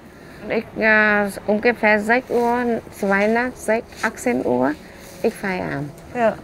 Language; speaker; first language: German; non-native, learner; Vietnamese